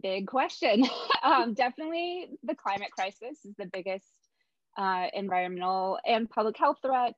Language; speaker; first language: English; native; English